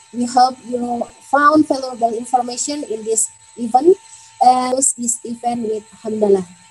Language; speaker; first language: English; non-native, fluent; Indonesian